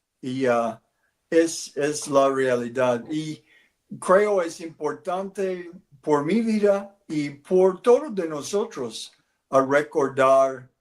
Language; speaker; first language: Spanish; non-native, learner; English